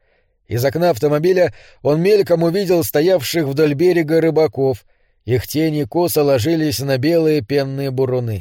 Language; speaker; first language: Russian; native; Russian